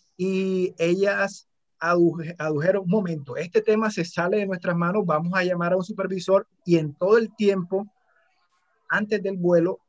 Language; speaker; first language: Spanish; native; Spanish